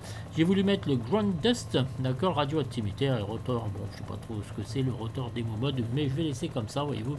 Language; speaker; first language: French; native; French